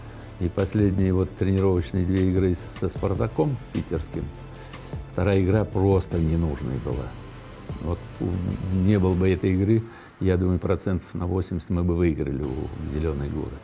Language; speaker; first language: Russian; native; Russian